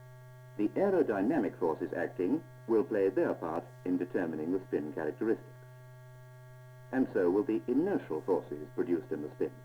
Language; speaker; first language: English; native; English